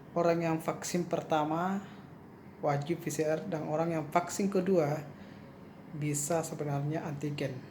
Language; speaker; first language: Indonesian; non-native, local second language; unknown